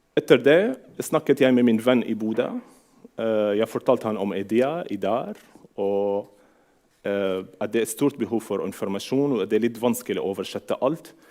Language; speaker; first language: Norwegian; non-native, fluent; Arabic